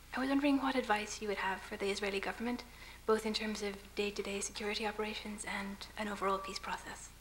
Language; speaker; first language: English; native; English